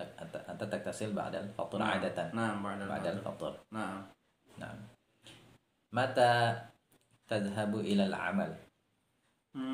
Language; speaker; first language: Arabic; non-native, fluent; Indonesian